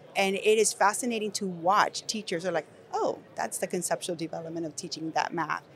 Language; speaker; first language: English; non-native, fluent; Spanish